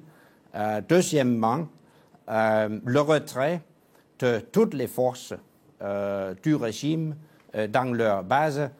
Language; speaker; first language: French; non-native, fluent; Danish